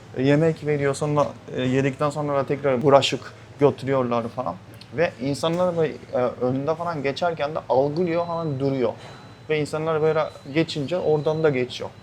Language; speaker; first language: Turkish; non-native, fluent; Japanese